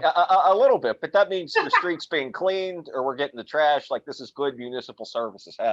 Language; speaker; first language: English; native; English